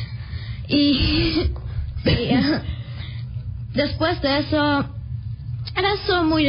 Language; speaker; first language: Spanish; early bilingual, heritage; Spanish